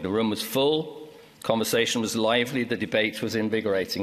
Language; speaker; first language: English; native; English